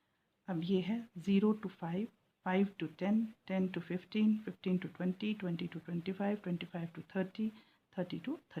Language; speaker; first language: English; non-native, local second language; Hindi